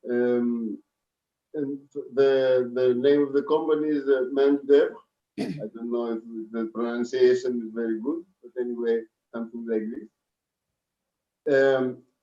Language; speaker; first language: English; non-native, fluent; Greek